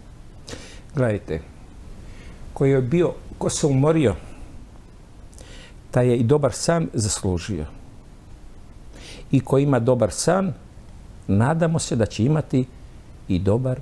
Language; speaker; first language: Croatian; native; Croatian